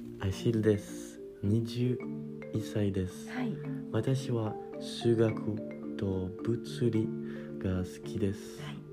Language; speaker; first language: Japanese; non-native, learner; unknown